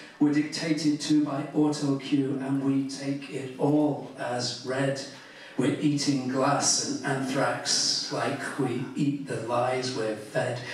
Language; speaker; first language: English; native; English